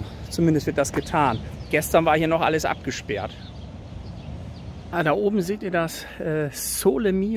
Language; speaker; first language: German; native; German